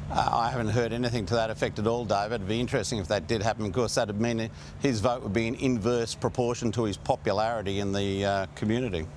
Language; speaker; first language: English; native; English